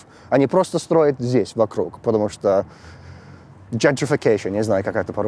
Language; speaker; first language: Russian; early bilingual, heritage; English